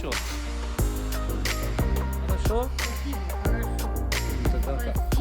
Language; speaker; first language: Russian; non-native, learner; Dutch